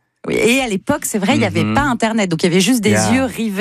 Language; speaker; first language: French; native; French